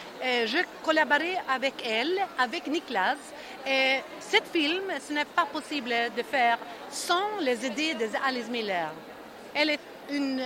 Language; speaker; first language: French; non-native, learner; Swedish